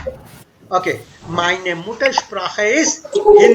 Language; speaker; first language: German; non-native, learner; Hindi